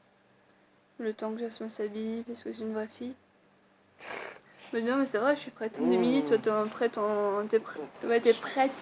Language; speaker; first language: French; native; French